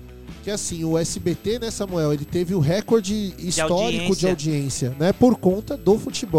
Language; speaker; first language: Portuguese; native; Portuguese